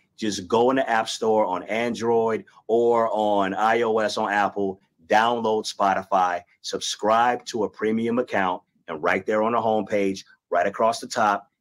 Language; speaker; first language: English; native; English